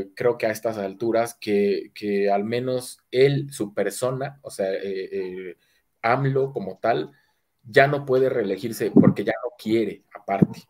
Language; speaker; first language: Spanish; native; Spanish